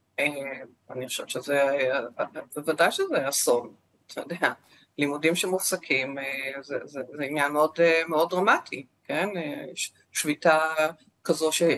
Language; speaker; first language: Hebrew; native; Hebrew